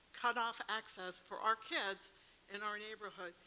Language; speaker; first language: English; native; English